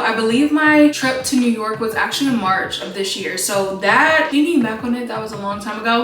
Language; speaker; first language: English; native; English